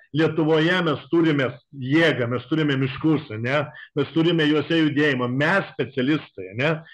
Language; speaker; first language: Lithuanian; native; Lithuanian